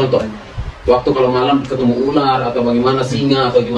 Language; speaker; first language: Indonesian; native; Indonesian